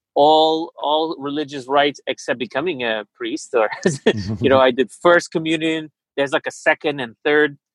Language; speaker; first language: English; early bilingual, other home language; Portuguese